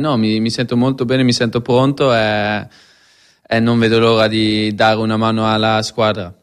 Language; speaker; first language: Italian; non-native, fluent; Dutch